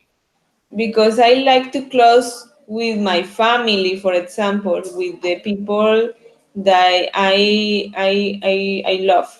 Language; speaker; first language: English; non-native, learner; Spanish